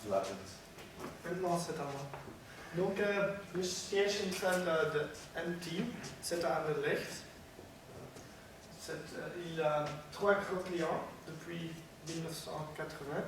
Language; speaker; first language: French; non-native, learner; Dutch